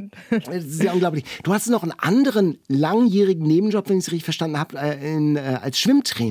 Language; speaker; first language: German; native; German